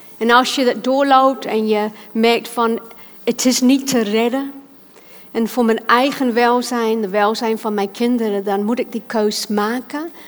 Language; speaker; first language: Dutch; non-native, fluent; English